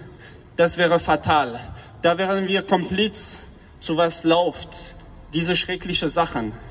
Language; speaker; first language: German; non-native, fluent; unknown